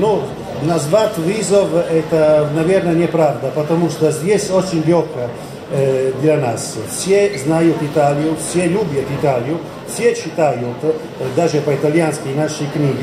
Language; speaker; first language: Russian; non-native, fluent; Italian